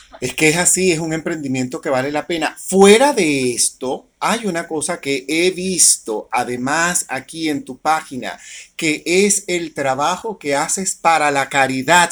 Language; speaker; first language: Spanish; native; Spanish